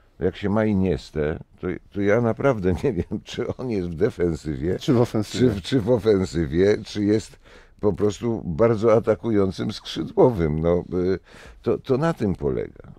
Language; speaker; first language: Polish; native; Polish